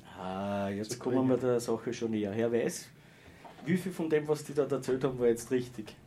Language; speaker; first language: German; native; German